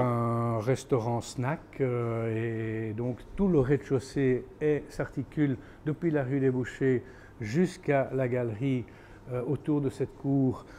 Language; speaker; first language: French; native; French